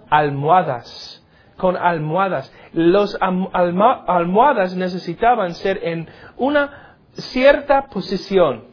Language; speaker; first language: Spanish; non-native, learner; English